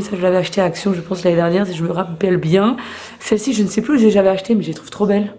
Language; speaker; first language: French; native; French